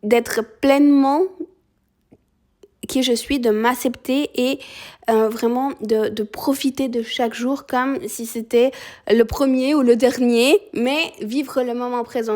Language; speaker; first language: French; early bilingual, other home language; Spanish